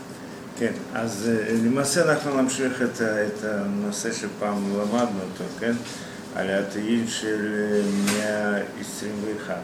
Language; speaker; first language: Hebrew; non-native, fluent; Russian